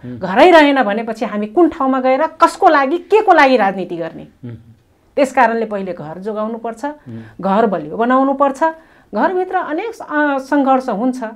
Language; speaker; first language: Nepali; non-native, local second language; Rana Tharu